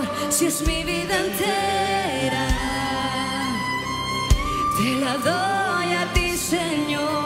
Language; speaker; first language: Spanish; native; Spanish